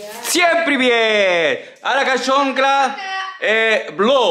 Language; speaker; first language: Russian; non-native, learner; Spanish